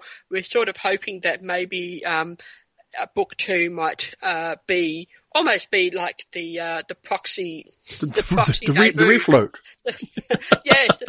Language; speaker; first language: English; native; English